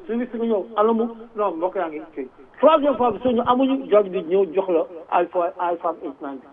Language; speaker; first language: English; non-native, fluent; Wolof